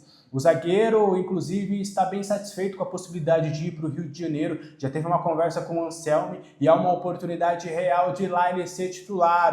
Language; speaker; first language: Portuguese; native; Portuguese